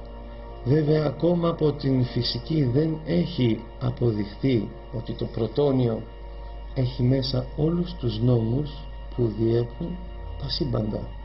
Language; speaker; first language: Greek; native; Greek